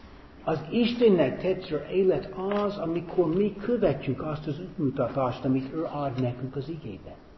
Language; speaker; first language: Hungarian; non-native, fluent; English